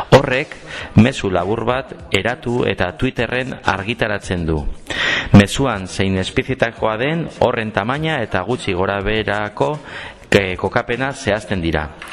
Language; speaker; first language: Basque; non-native, local second language; Spanish